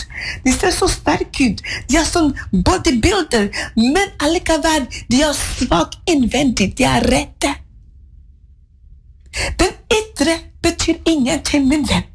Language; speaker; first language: Norwegian; non-native, fluent; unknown